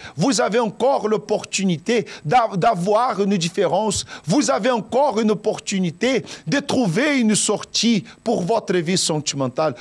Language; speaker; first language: French; non-native, fluent; Portuguese